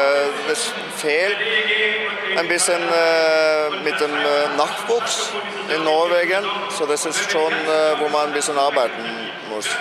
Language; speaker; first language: German; non-native, fluent; Norwegian